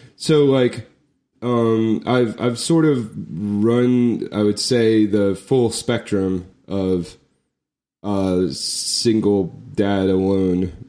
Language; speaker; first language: English; native; English